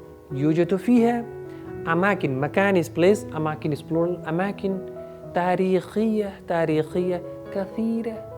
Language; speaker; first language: Arabic; non-native, fluent; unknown